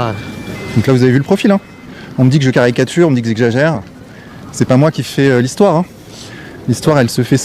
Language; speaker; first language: French; native; French